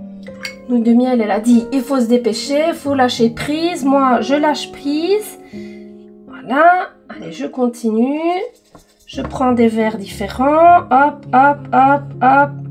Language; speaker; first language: French; native; French